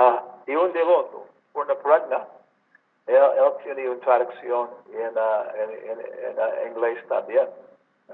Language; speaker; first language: Spanish; non-native, fluent; English